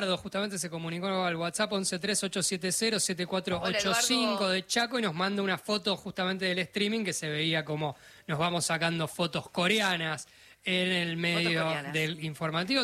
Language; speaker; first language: Spanish; native; Spanish